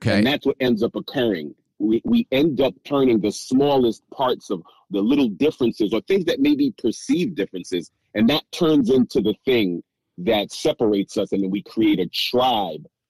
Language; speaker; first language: English; native; English